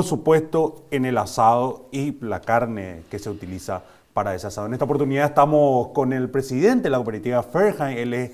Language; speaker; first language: Spanish; native; Spanish